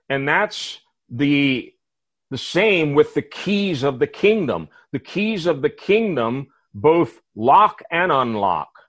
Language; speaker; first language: English; native; English